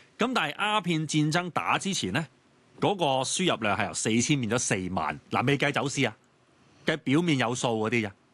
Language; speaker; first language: Cantonese; native; Cantonese